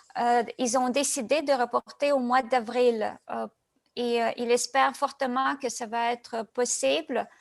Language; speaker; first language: French; non-native, fluent; Russian